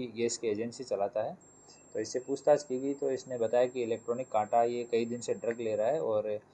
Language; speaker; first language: Hindi; non-native, local second language; Gujarati